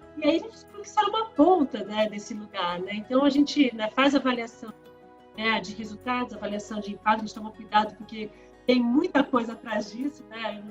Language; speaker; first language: Portuguese; early bilingual, other home language; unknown